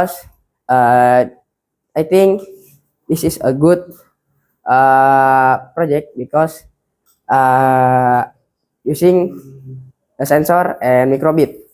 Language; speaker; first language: English; non-native, learner; Indonesian